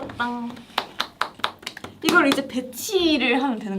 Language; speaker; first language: Korean; native; Korean